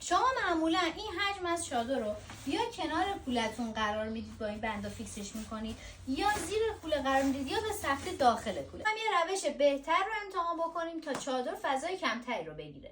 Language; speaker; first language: Persian; native; Persian